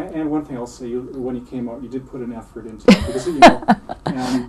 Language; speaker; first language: English; native; English